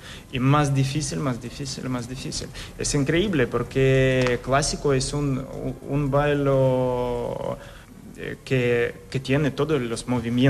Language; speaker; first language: Spanish; non-native, learner; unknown